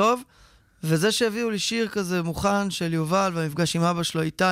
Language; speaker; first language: Hebrew; native; Hebrew